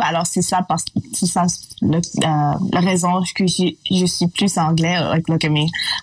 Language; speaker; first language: French; non-native, local second language; English